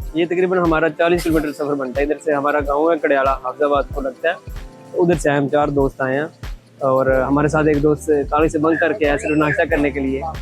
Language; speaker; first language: Urdu; non-native, local second language; Punjabi